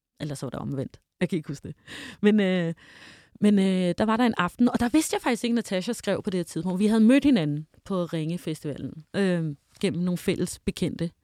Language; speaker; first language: Danish; early bilingual, heritage; Danish